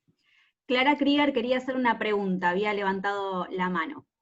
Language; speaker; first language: Spanish; native; Spanish